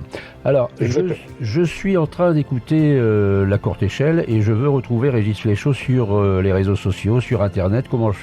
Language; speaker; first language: French; native; French